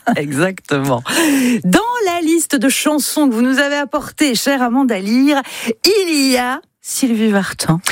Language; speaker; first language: French; native; French